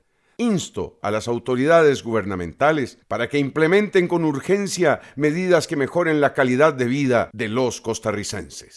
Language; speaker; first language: Spanish; native; Spanish